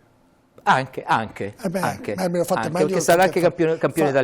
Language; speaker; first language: Italian; native; Italian